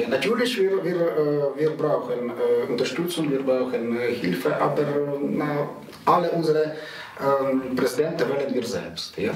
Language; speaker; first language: German; non-native, learner; Ukrainian